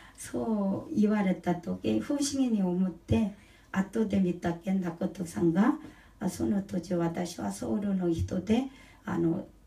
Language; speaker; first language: Japanese; non-native, learner; Korean